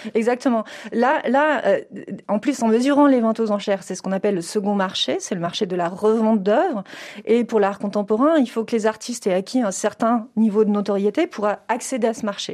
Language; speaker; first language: French; native; French